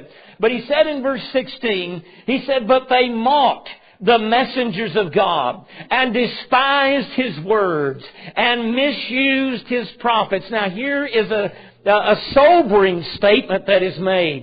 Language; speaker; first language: English; native; English